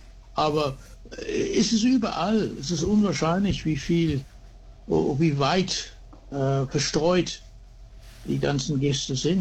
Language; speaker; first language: German; early bilingual, heritage; German